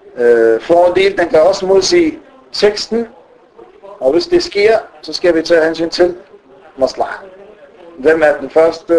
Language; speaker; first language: Danish; early bilingual, other home language; Arabic